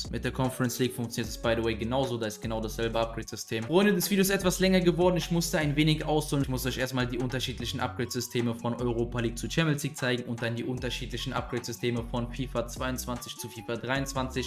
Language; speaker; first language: German; native; German